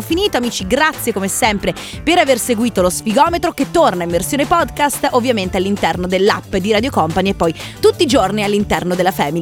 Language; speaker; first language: Italian; native; Italian